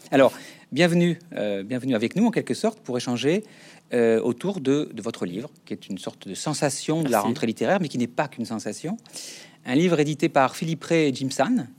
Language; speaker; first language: French; native; French